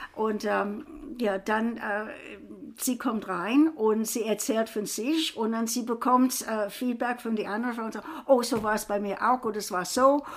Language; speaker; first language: German; non-native, fluent; English